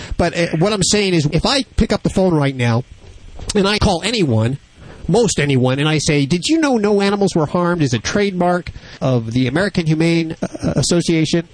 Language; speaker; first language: English; native; English